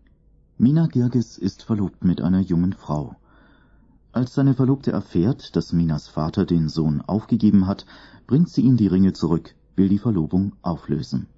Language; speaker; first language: German; native; German